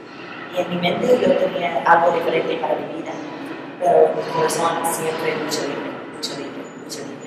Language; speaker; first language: Spanish; non-native, learner; English